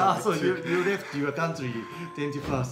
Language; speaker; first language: English; non-native, learner; Japanese